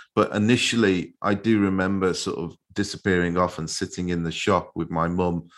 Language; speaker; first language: English; native; English